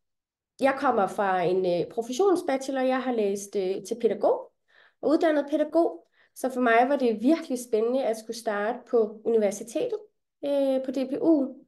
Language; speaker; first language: Danish; native; Danish